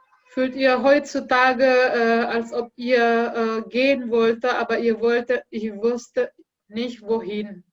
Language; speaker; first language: German; non-native, learner; Indonesian